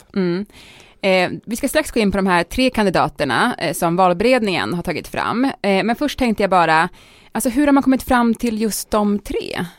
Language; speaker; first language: Swedish; native; Swedish